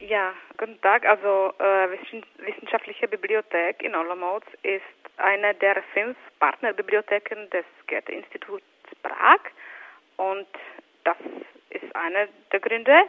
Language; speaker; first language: German; non-native, fluent; Czech